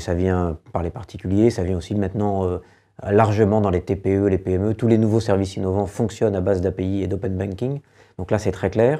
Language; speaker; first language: French; native; French